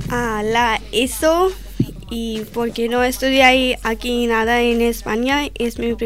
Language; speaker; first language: Spanish; non-native, learner; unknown